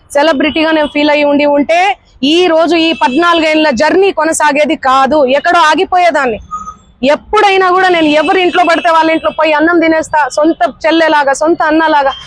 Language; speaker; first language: Telugu; non-native, local second language; Lambadi